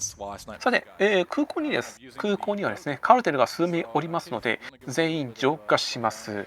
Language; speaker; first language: Japanese; native; Japanese